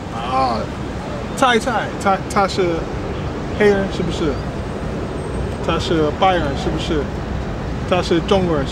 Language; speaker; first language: Chinese; non-native, learner; English